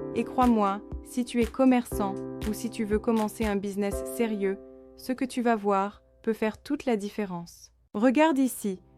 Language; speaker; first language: French; non-native, fluent; Chinese